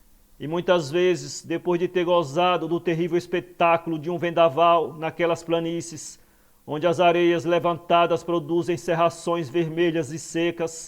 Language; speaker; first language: Portuguese; native; Portuguese